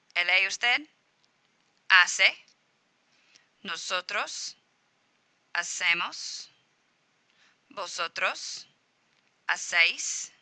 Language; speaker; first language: Spanish; non-native, fluent; English